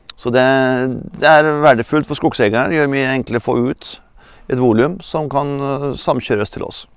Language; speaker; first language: Swedish; non-native, fluent; Norwegian